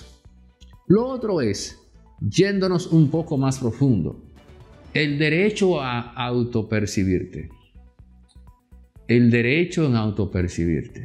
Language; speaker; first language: Spanish; native; Spanish